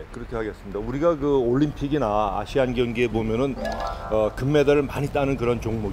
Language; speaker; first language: Korean; native; Korean